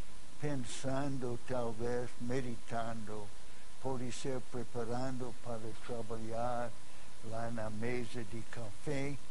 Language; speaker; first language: Portuguese; non-native, fluent; English